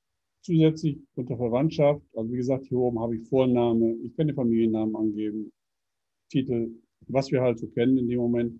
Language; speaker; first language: German; native; German